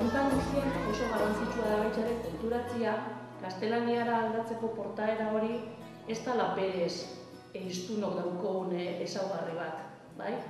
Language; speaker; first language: Basque; native; Basque